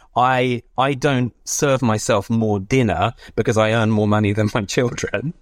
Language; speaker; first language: English; native; English